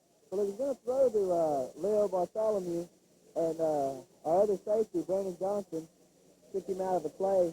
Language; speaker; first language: English; native; English